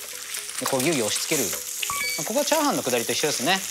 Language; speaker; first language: Japanese; native; Japanese